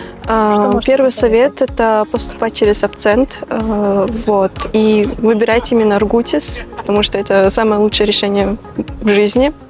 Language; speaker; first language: Russian; non-native, fluent; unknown